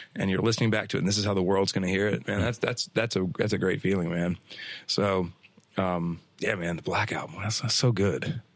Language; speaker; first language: English; native; English